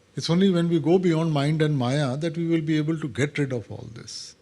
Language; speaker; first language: English; non-native, local second language; Punjabi